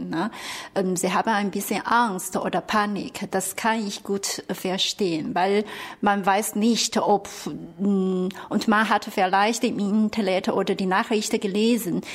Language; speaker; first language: German; non-native, fluent; Chinese